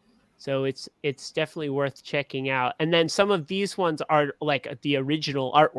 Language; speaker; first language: English; native; English